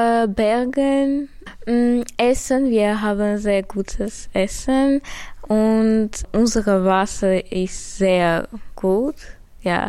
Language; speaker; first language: German; early bilingual, other home language; Armenian